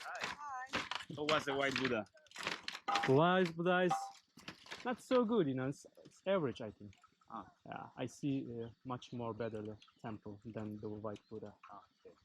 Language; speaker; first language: English; non-native, learner; Turkish